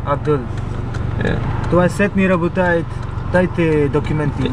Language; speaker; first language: Russian; non-native, learner; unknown